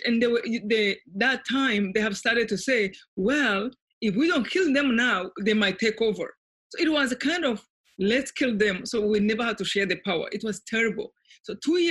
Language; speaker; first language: English; non-native, local second language; Kinyarwanda